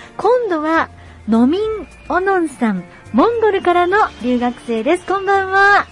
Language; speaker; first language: Japanese; native; Japanese